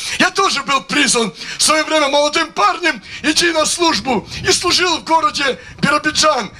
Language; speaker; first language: Russian; native; Russian